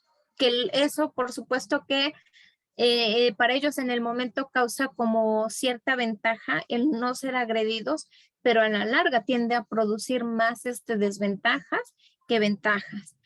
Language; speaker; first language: Spanish; native; Spanish